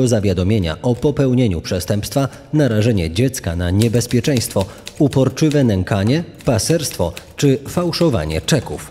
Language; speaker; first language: Polish; native; Polish